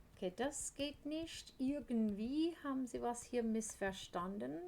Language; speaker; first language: German; non-native, fluent; English